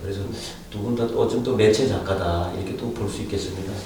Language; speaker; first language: Korean; native; Korean